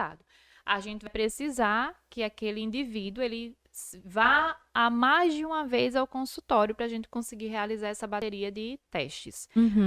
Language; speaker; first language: Portuguese; native; Portuguese